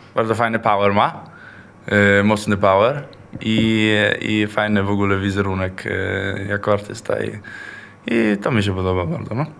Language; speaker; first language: Polish; early bilingual, heritage; Polish